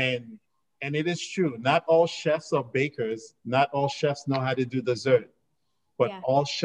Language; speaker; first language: English; native; English